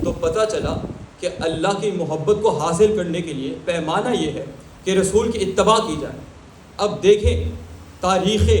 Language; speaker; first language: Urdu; early bilingual, heritage; Urdu